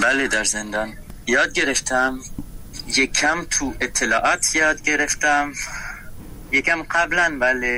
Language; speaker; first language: Persian; non-native, learner; French